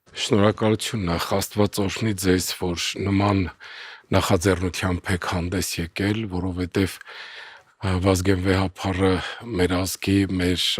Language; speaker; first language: Armenian; early bilingual, heritage; Armenian